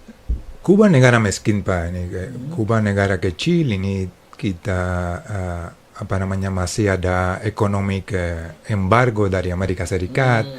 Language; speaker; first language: Indonesian; non-native, fluent; Spanish